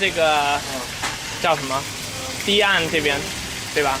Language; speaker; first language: Chinese; non-native, fluent; English